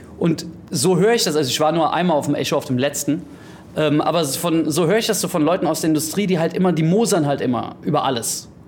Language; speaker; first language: German; early bilingual, heritage; German